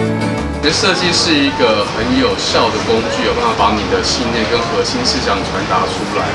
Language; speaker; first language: Chinese; native; Chinese